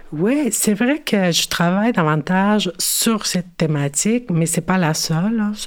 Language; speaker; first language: French; non-native, fluent; Spanish